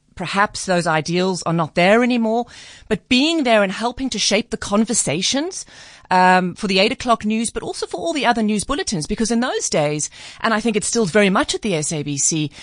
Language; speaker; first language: English; native; English